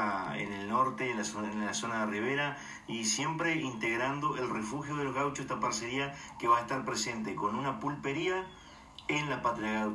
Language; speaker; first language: Spanish; native; Spanish